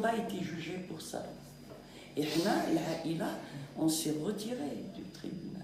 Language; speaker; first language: French; non-native, local second language; Kabyle